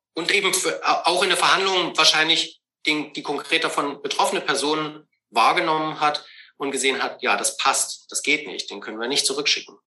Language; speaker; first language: German; native; German